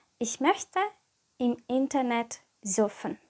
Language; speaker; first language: German; non-native, fluent; Ukrainian